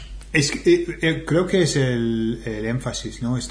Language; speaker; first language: Spanish; non-native, fluent; English